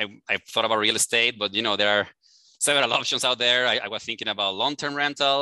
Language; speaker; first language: English; non-native, fluent; Spanish